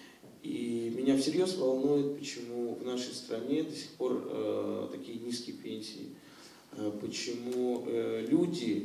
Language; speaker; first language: Russian; native; Russian